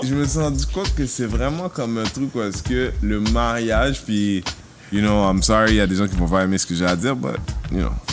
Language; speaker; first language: French; early bilingual, heritage; French